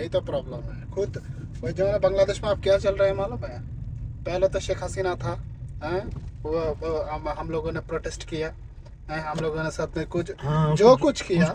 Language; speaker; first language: Hindi; non-native, learner; Bangla